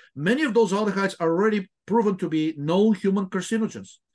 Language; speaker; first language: English; non-native, fluent; Bulgarian